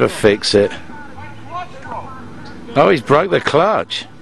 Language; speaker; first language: English; native; English